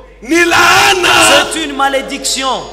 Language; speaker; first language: French; non-native, local second language; Swahili